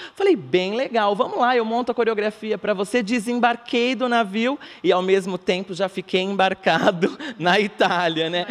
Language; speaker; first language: Portuguese; native; Portuguese